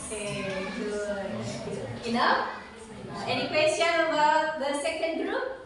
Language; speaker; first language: English; non-native, learner; Indonesian